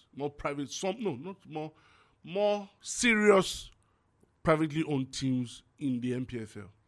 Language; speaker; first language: English; non-native, local second language; Yoruba